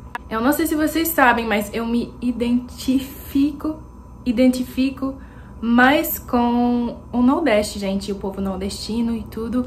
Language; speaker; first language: Portuguese; non-native, fluent; French